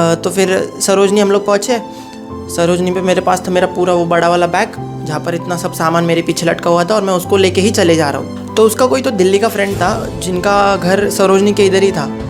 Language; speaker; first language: Hindi; non-native, local second language; Marathi